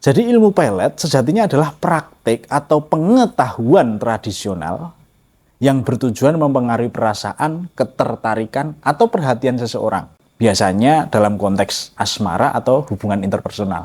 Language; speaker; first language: Indonesian; native; Indonesian